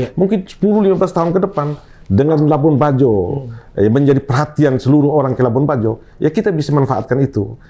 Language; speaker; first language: Indonesian; non-native, local second language; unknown